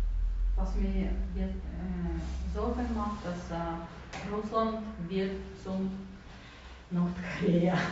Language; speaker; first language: German; non-native, fluent; Russian